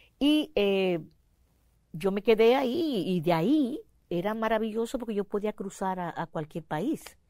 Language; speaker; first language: Spanish; native; Spanish